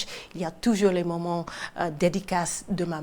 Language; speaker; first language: French; non-native, learner; English